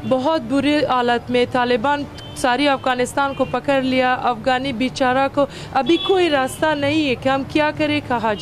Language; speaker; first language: Hindi; non-native, learner; Persian